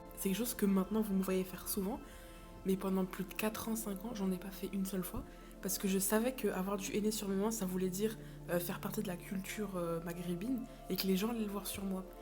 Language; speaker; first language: French; native; French